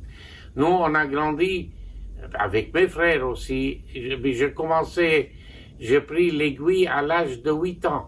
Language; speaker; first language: French; non-native, local second language; Armenian